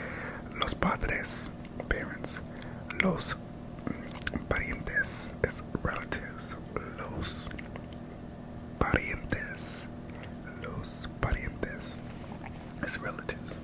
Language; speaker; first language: Spanish; non-native, learner; English